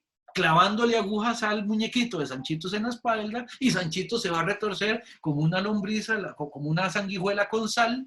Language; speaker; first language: Spanish; native; Spanish